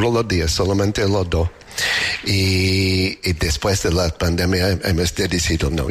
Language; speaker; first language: Spanish; non-native, learner; English